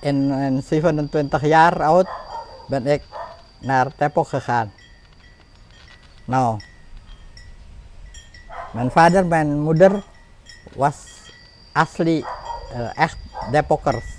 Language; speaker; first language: Dutch; non-native, fluent; Indonesian